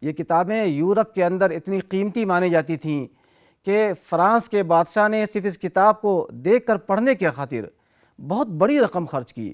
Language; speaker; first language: Urdu; native; Urdu